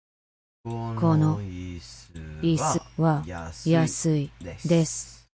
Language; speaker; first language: Japanese; non-native, fluent; English